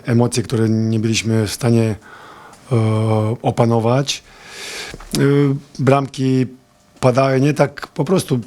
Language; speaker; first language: Polish; non-native, fluent; Serbian